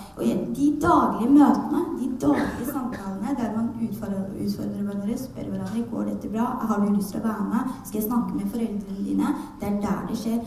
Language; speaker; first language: Norwegian; early bilingual, other home language; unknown